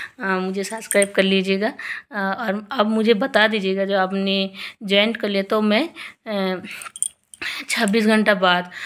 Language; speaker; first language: Hindi; non-native, local second language; Bangla